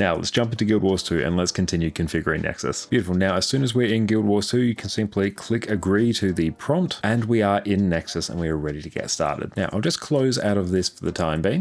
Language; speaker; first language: English; native; English